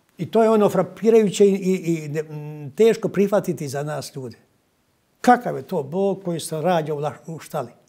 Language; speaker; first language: Croatian; native; Croatian